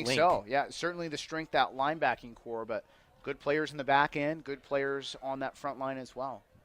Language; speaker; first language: English; native; English